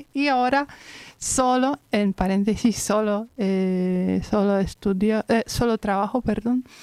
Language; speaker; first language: Spanish; non-native, fluent; Polish